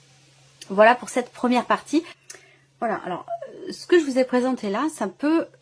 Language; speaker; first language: French; native; French